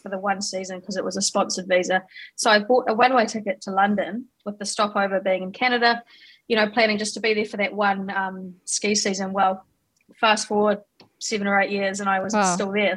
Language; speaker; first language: English; native; English